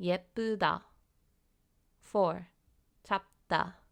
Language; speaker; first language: Korean; non-native, fluent; English